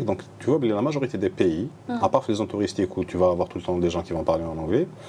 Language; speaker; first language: French; non-native, local second language; Arabic